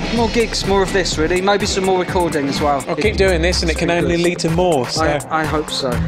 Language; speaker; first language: English; native; English